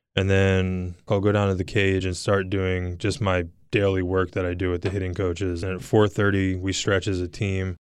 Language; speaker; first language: English; native; English